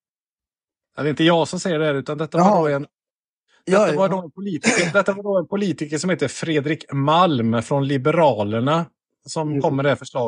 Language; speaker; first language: Swedish; native; Swedish